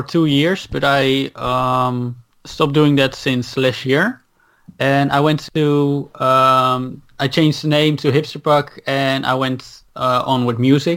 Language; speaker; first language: English; non-native, fluent; Dutch